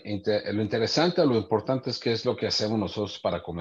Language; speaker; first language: Spanish; native; Spanish